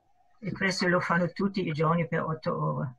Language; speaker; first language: Italian; non-native, fluent; German